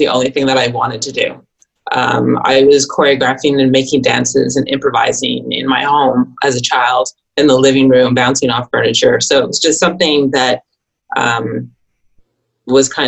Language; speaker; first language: English; native; English